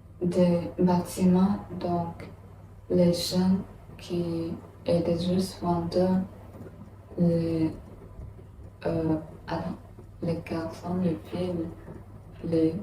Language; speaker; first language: French; non-native, learner; English